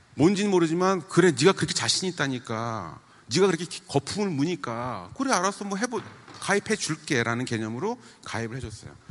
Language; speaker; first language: Korean; native; Korean